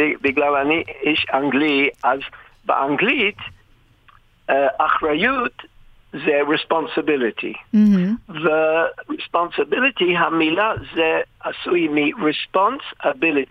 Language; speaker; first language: Hebrew; non-native, fluent; English